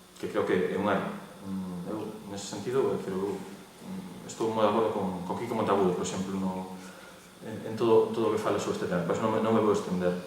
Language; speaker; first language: Galician; non-native, local second language; Spanish